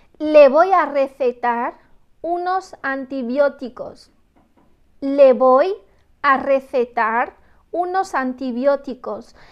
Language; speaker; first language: Spanish; non-native, fluent; Arabic